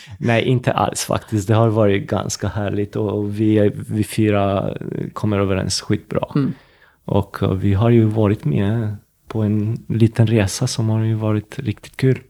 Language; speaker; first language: Swedish; non-native, fluent; Romanian